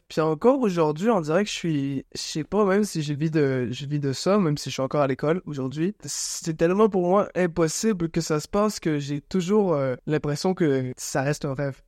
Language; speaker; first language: French; native; French